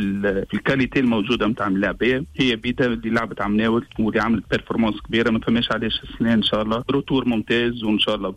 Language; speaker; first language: Arabic; native; Arabic